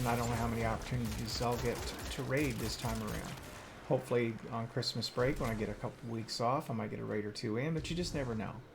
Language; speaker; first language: English; native; English